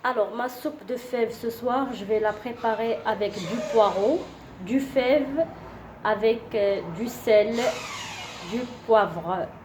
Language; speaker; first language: French; non-native, local second language; Arabic